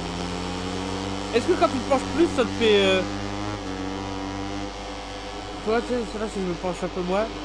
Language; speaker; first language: French; native; French